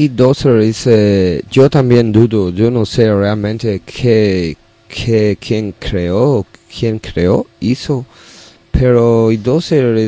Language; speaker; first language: Spanish; non-native, learner; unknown